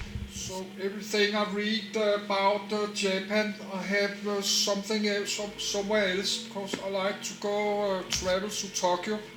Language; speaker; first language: English; non-native, learner; Danish